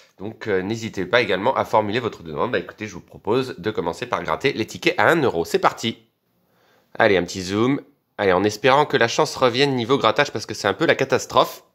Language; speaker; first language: French; native; French